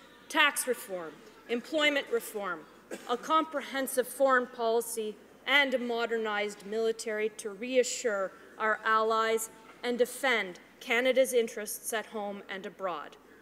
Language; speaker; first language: English; native; English